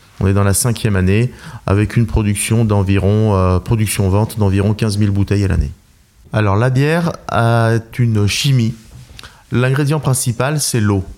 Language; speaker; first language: French; native; French